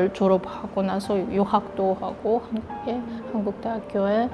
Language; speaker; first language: Korean; non-native, fluent; Russian